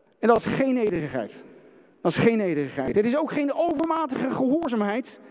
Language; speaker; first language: Dutch; native; Dutch